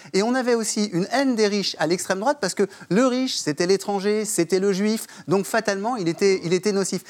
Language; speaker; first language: French; native; French